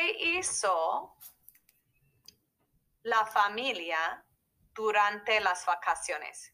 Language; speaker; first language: Spanish; non-native, fluent; English